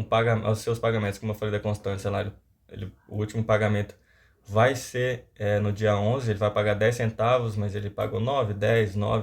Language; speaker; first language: Portuguese; native; Portuguese